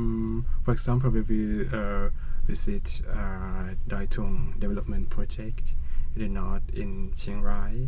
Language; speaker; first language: English; non-native, learner; Thai